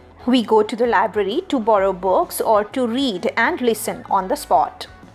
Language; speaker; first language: English; non-native, local second language; Hindi